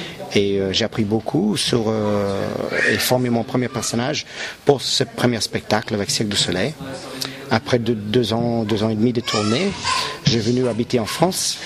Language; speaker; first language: French; non-native, local second language; English